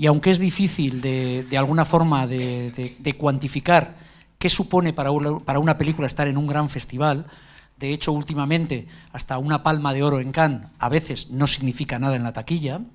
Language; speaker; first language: Spanish; native; Spanish